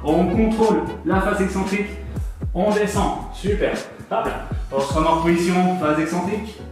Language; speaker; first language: French; native; French